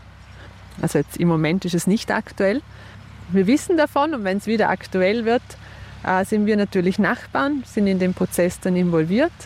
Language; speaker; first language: German; native; German